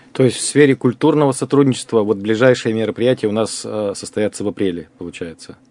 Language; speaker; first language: Russian; native; Russian